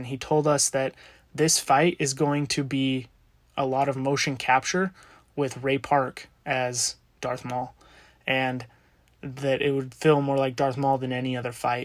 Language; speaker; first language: English; native; English